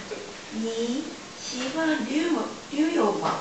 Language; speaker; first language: Chinese; non-native, learner; Japanese